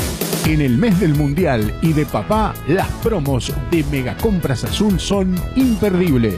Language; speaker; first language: Spanish; native; Spanish